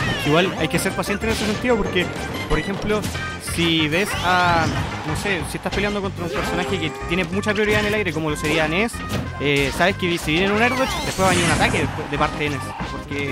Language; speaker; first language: Spanish; native; Spanish